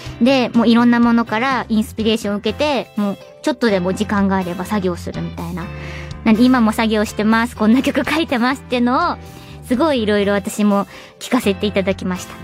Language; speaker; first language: Japanese; native; Japanese